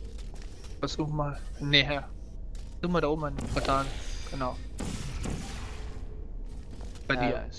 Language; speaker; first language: German; native; German